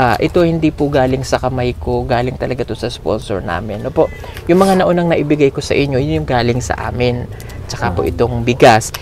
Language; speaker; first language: Filipino; native; Filipino